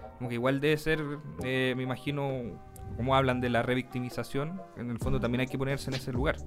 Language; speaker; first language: Spanish; native; Spanish